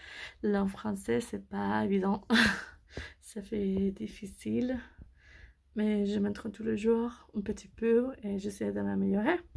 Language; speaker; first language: French; non-native, learner; English